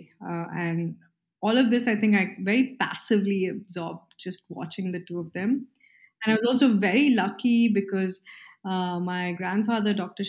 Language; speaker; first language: English; non-native, local second language; Kannada